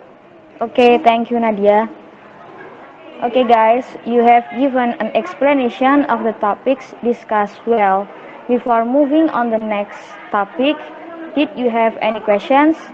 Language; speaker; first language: English; non-native, learner; Indonesian